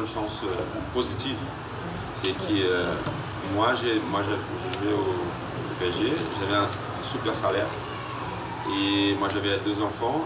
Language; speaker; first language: French; non-native, fluent; Portuguese